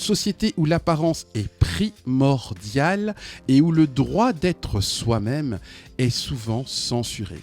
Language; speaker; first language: French; native; French